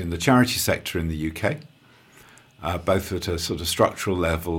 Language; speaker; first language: English; native; English